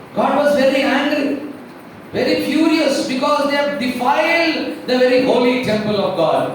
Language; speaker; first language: English; non-native, local second language; Telugu